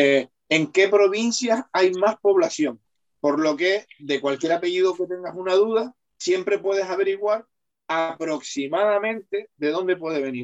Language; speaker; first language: Spanish; native; Spanish